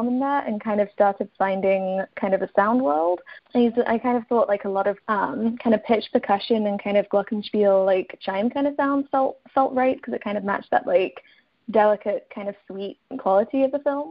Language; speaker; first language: English; native; English